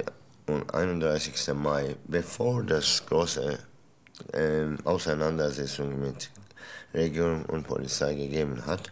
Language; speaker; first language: German; non-native, fluent; Turkish